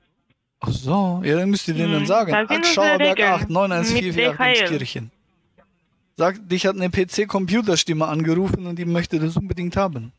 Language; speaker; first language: German; native; German